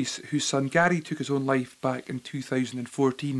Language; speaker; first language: English; native; English